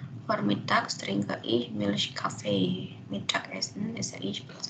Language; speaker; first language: German; non-native, fluent; Indonesian